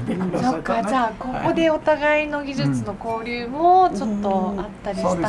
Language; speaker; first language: Japanese; native; Japanese